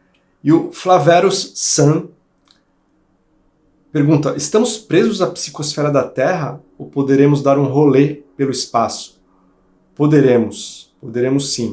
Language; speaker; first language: Portuguese; native; Portuguese